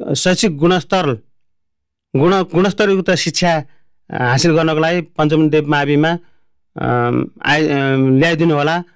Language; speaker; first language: Nepali; native; Nepali